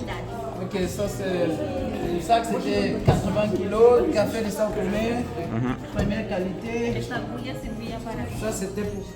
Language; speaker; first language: French; non-native, learner; Portuguese